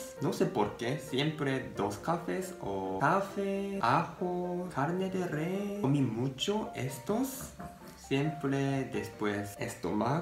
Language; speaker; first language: Spanish; non-native, learner; Japanese